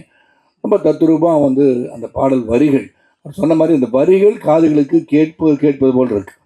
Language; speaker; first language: Tamil; native; Tamil